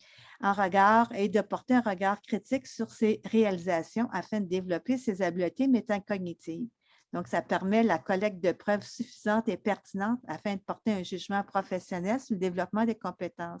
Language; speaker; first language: French; native; French